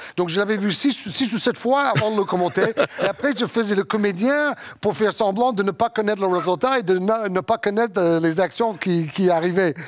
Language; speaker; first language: French; non-native, fluent; English